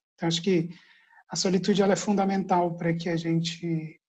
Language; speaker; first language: Portuguese; early bilingual, other home language; Arabic